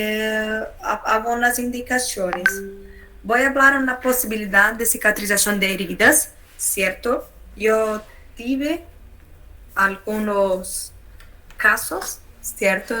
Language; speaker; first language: Spanish; non-native, learner; Portuguese